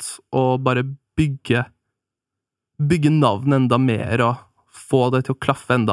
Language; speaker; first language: Norwegian; native; Norwegian